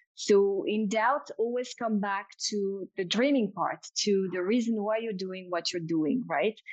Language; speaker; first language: English; non-native, fluent; French